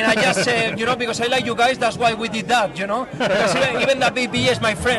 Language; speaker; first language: English; non-native, fluent; Spanish